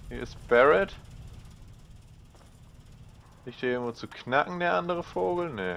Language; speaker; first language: German; native; German